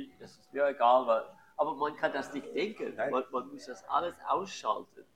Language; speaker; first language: German; non-native, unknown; English